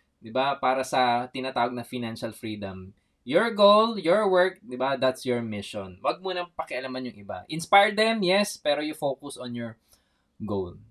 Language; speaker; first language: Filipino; native; Filipino